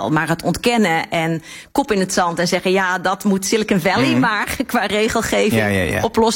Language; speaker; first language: Dutch; native; Dutch